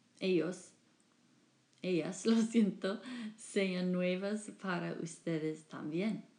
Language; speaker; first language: Spanish; non-native, fluent; English